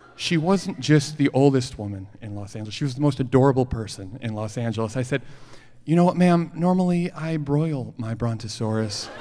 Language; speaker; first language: English; native; English